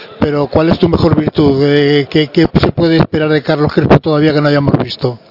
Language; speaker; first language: Spanish; native; Spanish